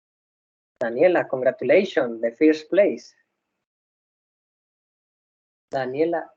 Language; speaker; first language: English; non-native, learner; Spanish